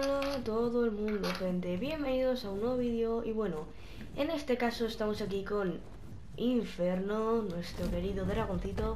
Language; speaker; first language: Spanish; native; Spanish